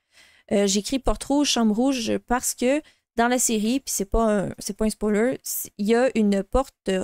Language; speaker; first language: French; native; French